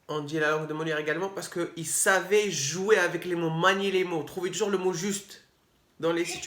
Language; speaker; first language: French; native; French